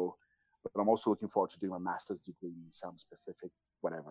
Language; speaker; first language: English; non-native, local second language; Kinyarwanda